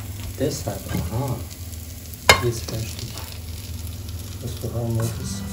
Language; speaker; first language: German; non-native, fluent; Turkish